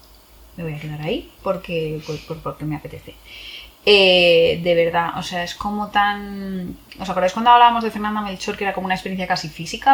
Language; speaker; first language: Spanish; native; Spanish